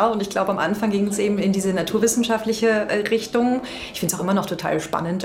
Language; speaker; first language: German; native; German